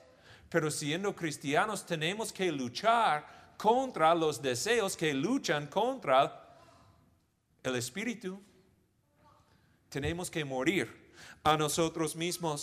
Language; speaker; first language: Spanish; non-native, fluent; English